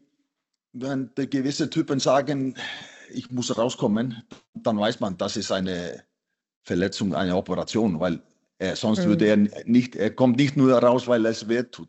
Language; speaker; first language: German; non-native, fluent; Icelandic